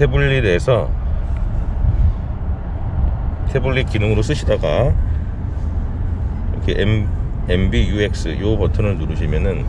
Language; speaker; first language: Korean; native; Korean